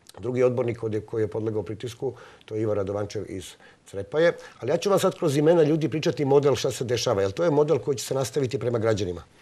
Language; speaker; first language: Serbian; non-native, local second language; Slovak